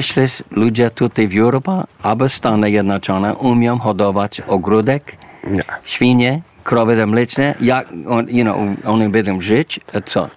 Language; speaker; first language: Polish; early bilingual, heritage; English